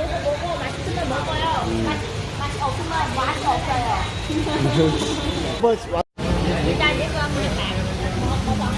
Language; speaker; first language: Korean; non-native, learner; Vietnamese